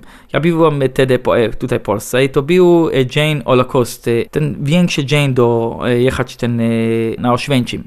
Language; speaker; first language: Polish; non-native, learner; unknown